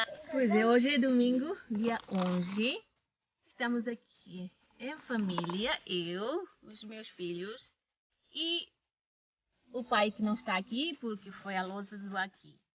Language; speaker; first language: Portuguese; non-native, learner; Tetum